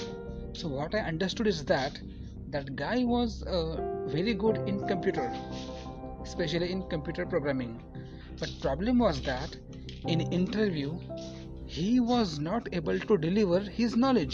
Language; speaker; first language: English; non-native, local second language; Marathi